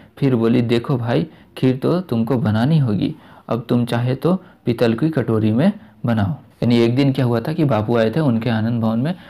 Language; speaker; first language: Hindi; native; Hindi